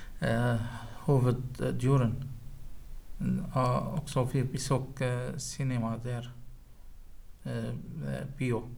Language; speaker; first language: Swedish; non-native, learner; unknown